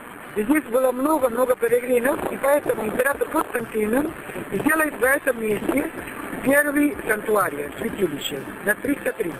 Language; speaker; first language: Russian; non-native, learner; Italian